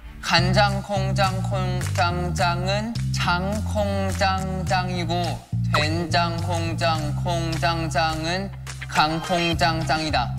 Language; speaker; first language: Korean; non-native, fluent; Thai